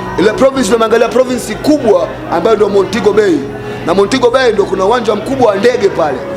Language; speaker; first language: Swahili; native; Swahili